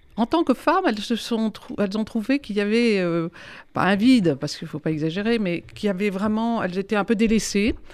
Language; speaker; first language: French; native; French